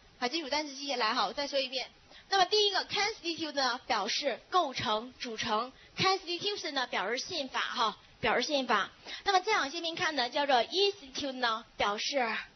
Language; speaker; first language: Chinese; native; Chinese